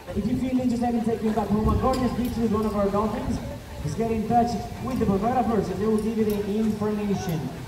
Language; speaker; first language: English; non-native, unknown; Spanish